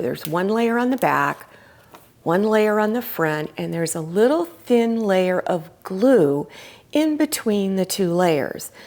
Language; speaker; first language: English; native; English